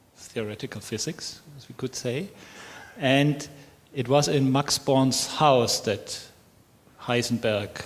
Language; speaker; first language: English; non-native, fluent; German